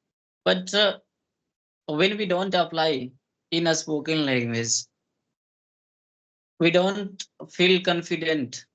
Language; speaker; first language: English; non-native, local second language; Hindi